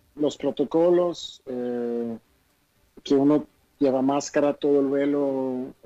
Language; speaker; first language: Spanish; non-native, fluent; Swedish